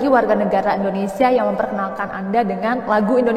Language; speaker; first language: Indonesian; native; Indonesian